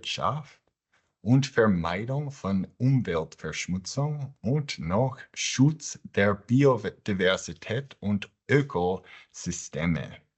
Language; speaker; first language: German; non-native, fluent; English